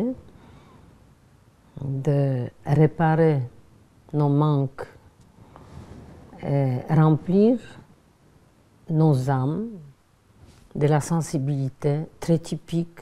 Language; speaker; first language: French; non-native, fluent; Polish